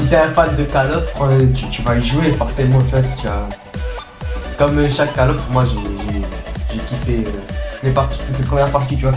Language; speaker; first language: French; native; French